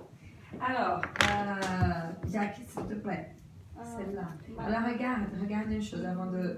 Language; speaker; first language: French; non-native, fluent; Portuguese